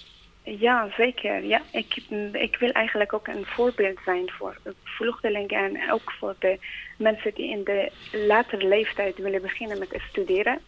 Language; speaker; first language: Dutch; non-native, learner; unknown